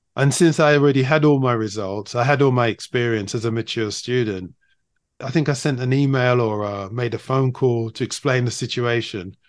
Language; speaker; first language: English; native; English